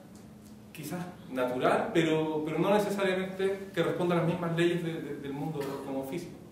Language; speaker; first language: Spanish; native; Spanish